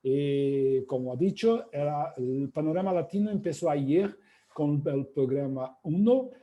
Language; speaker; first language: Spanish; non-native, fluent; Portuguese